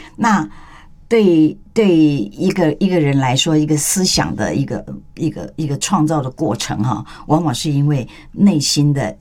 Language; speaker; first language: Chinese; native; Chinese